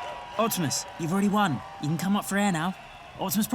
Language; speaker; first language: English; native; English